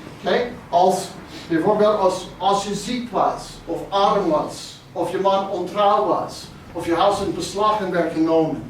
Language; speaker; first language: Dutch; non-native, fluent; English